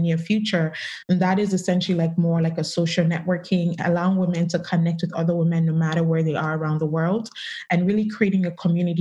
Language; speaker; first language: English; native; English